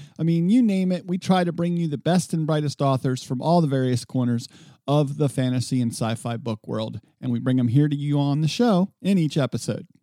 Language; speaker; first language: English; native; English